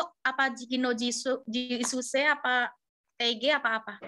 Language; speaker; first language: Indonesian; native; Indonesian